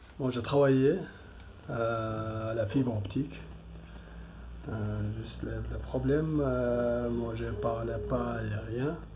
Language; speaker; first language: French; non-native, learner; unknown